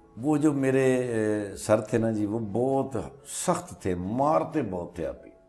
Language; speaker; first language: Urdu; non-native, local second language; Punjabi